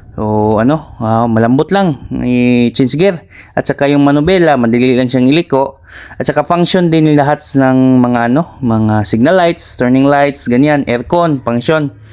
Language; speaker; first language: Filipino; non-native, local second language; Cebuano